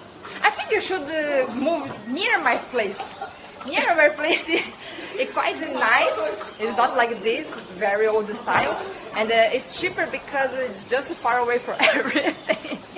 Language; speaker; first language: English; non-native, fluent; Portuguese